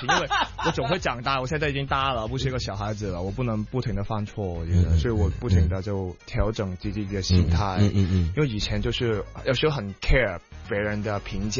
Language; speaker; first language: Chinese; non-native, fluent; Cantonese